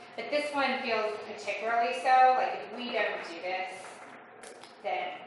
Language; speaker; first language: English; native; English